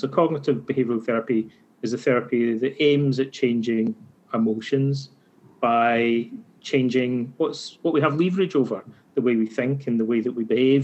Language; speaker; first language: English; native; English